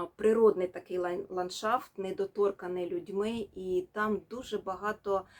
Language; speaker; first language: Ukrainian; native; Ukrainian